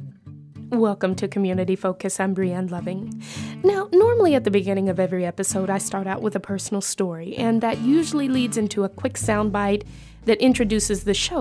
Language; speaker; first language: English; native; English